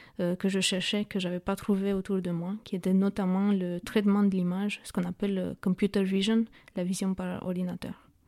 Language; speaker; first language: French; non-native, fluent; Romanian